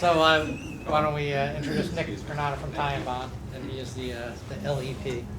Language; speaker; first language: English; native; English